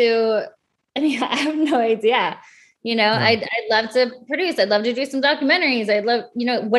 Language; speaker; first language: English; native; English